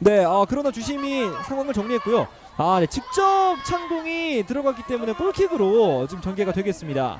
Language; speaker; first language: Korean; native; Korean